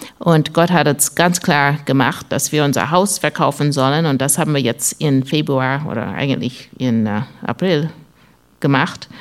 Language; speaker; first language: German; non-native, learner; English